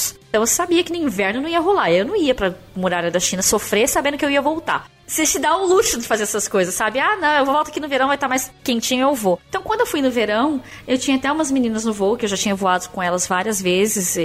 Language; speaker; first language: Portuguese; native; Portuguese